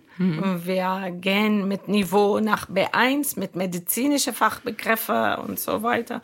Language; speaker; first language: German; non-native, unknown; Arabic